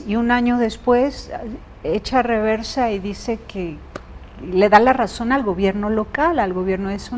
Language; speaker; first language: Spanish; native; Spanish